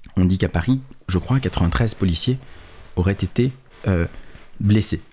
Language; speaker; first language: French; native; French